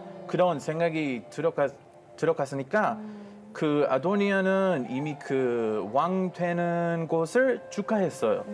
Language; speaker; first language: Korean; non-native, fluent; Hebrew